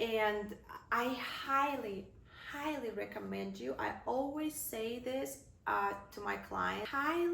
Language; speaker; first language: English; non-native, fluent; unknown